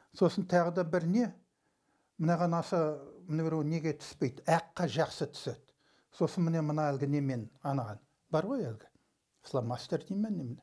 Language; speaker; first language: Kazakh; early bilingual, heritage; Kazakh